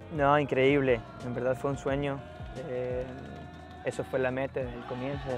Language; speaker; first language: Spanish; early bilingual, heritage; Spanish